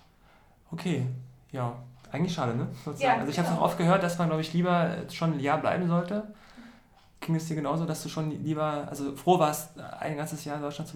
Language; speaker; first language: German; native; German